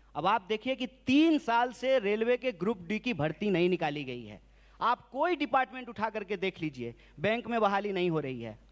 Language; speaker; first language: Hindi; native; Hindi